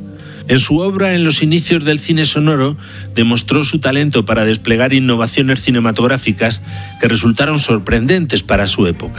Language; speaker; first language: Spanish; native; Spanish